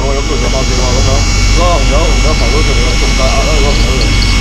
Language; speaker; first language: Chinese; native; Chinese